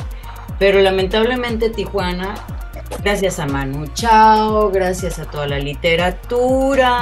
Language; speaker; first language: Spanish; native; Spanish